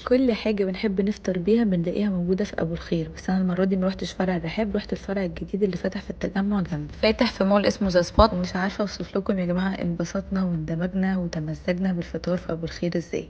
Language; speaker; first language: Arabic; native; Arabic